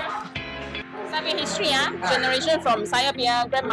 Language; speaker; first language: Malay; non-native, local second language; Chinese